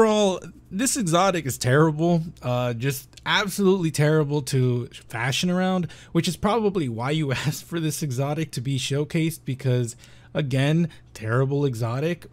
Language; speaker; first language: English; native; English